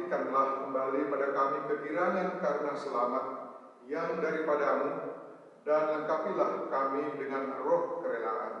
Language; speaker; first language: Indonesian; native; Indonesian